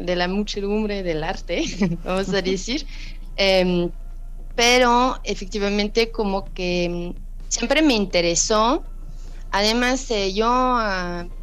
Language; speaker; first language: Spanish; non-native, fluent; French